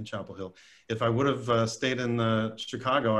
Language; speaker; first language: English; native; English